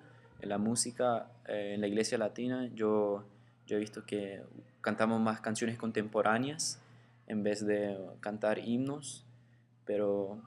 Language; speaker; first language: Spanish; early bilingual, heritage; Spanish